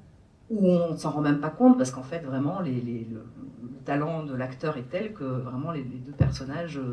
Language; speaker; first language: French; native; French